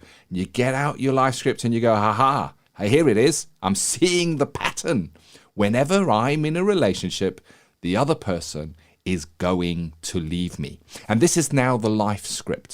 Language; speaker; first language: English; native; English